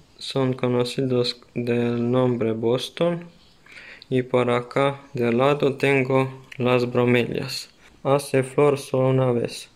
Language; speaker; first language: Spanish; non-native, learner; Serbian